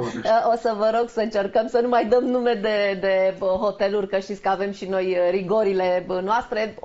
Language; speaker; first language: Romanian; native; Romanian